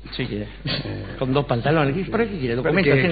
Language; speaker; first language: Spanish; native; Spanish